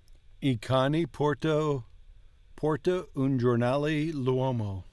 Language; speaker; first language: Italian; non-native, learner; English